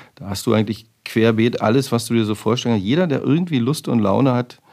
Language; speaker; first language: German; native; German